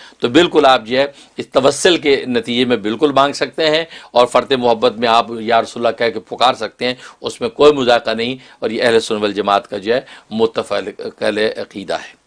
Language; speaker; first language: Urdu; native; Urdu